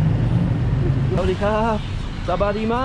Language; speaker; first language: Thai; non-native, learner; English